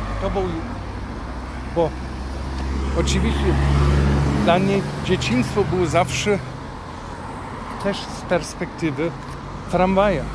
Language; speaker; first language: Polish; non-native, fluent; German